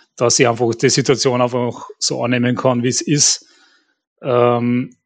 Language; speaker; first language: German; native; German